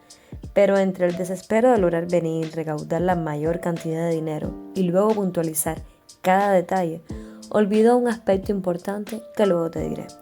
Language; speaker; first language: Spanish; native; Spanish